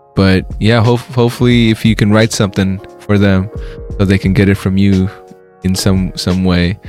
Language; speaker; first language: English; native; English